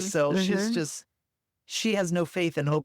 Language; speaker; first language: English; native; English